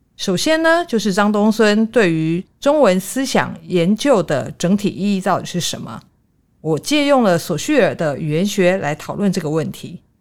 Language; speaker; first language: Chinese; native; Chinese